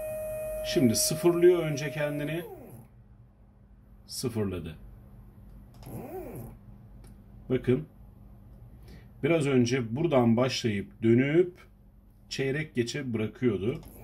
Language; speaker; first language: Turkish; native; Turkish